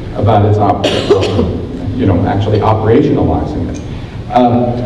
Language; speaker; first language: English; native; English